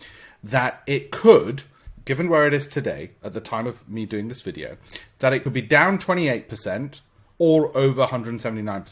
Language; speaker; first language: English; native; English